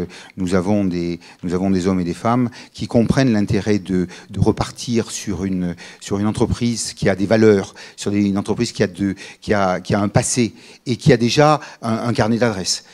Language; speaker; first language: French; native; French